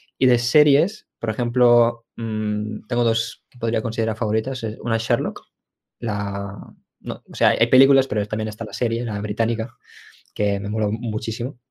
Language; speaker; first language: Spanish; early bilingual, other home language; Ukrainian